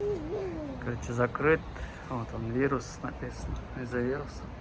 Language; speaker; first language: Russian; native; Russian